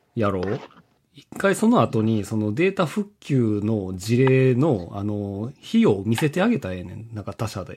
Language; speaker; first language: Japanese; native; Japanese